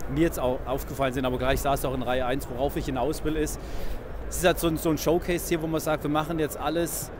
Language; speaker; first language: German; native; German